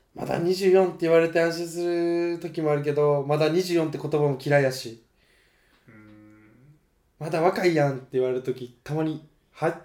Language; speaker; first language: Japanese; native; Japanese